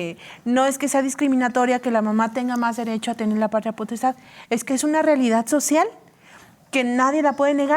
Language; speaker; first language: Spanish; native; Spanish